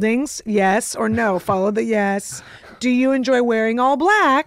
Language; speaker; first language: English; early bilingual, other home language; Russian